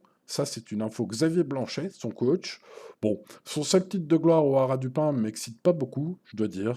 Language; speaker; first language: French; native; French